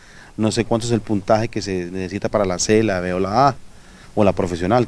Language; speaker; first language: Spanish; native; Spanish